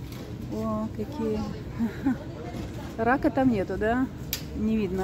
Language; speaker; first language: Russian; native; Russian